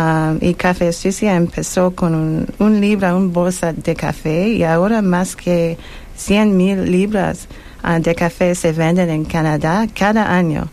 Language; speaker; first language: Spanish; non-native, learner; English